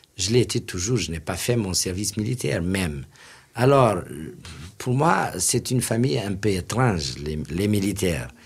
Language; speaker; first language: French; non-native, fluent; Portuguese